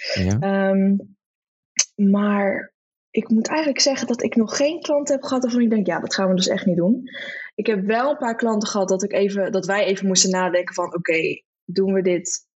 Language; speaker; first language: Dutch; native; Dutch